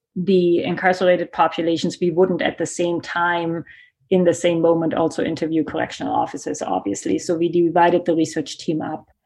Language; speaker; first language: English; non-native, fluent; German